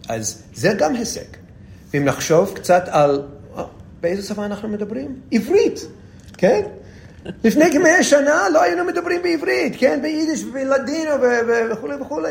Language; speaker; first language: Hebrew; non-native, fluent; English